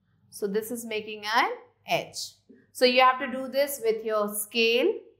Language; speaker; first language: English; non-native, local second language; Hindi